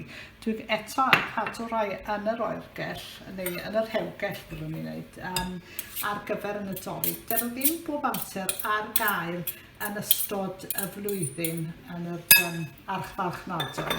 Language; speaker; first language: Welsh; native; Welsh